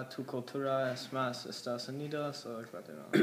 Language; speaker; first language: Spanish; non-native, learner; English